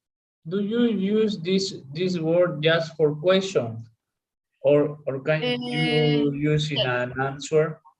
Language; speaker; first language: English; non-native, learner; Spanish